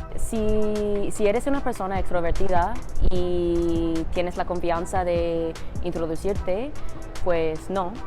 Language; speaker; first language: Spanish; non-native, fluent; English